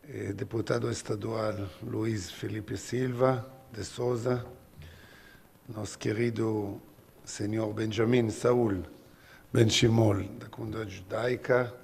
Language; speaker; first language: Portuguese; non-native, learner; Hebrew